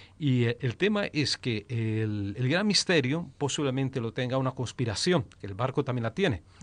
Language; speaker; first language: Spanish; early bilingual, heritage; Spanish